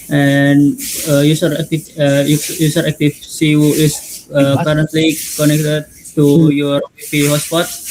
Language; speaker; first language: English; non-native, learner; Indonesian